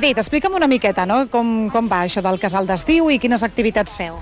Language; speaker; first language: Catalan; native; Catalan